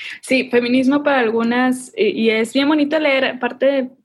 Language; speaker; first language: Spanish; native; Spanish